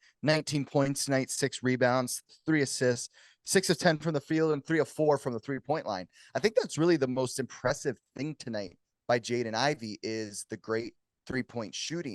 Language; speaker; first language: English; native; English